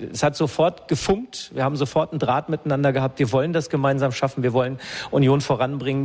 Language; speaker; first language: German; native; German